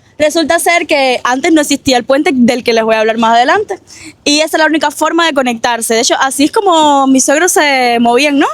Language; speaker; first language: Spanish; native; Spanish